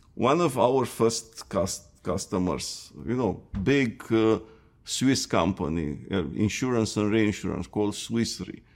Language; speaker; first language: English; non-native, fluent; Romanian